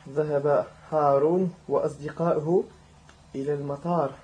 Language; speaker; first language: Arabic; non-native, learner; French